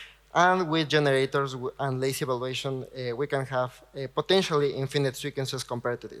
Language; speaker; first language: English; non-native, fluent; Spanish